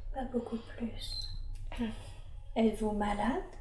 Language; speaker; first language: French; native; French